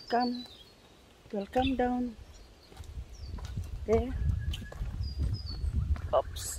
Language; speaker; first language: English; non-native, learner; Filipino